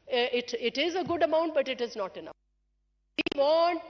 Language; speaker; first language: English; non-native, local second language; Urdu